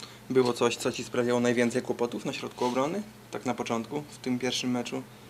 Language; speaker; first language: Polish; native; Polish